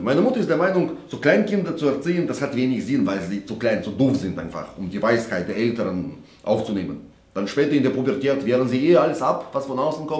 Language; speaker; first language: German; non-native, fluent; Russian